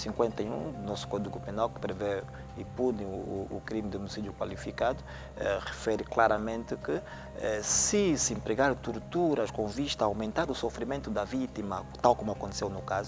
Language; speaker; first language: Portuguese; native; Portuguese